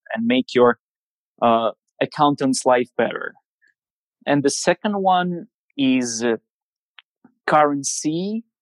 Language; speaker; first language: English; non-native, fluent; Russian